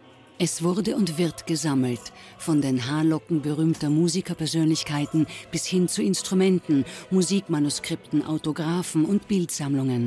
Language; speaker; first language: German; native; German